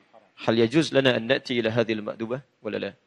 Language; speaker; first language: Arabic; non-native, fluent; Indonesian